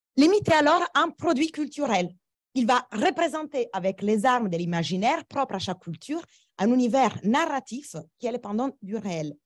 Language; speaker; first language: French; non-native, fluent; Italian